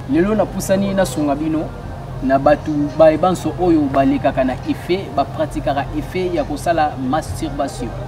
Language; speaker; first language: Lingala; native; Lingala